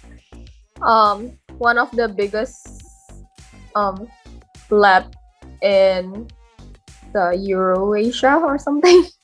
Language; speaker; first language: English; non-native, fluent; Indonesian